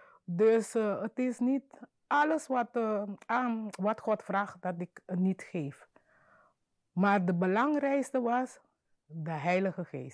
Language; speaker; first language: Dutch; non-native, fluent; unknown